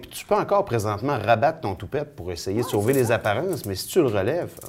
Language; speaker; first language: French; native; French